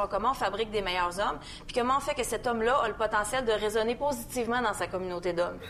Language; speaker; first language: French; native; French